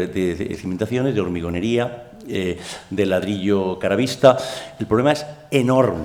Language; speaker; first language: Spanish; native; Spanish